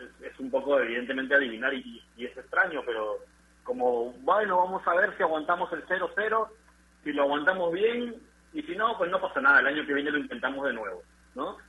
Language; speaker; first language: Spanish; native; Spanish